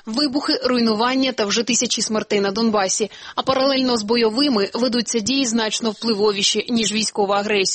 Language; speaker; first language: Ukrainian; native; Ukrainian